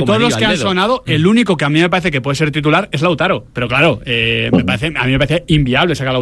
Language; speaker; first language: Spanish; native; Spanish